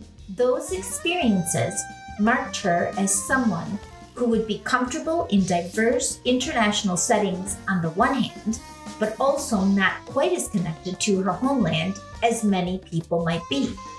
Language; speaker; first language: English; native; English